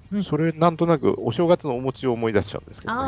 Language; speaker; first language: Japanese; native; Japanese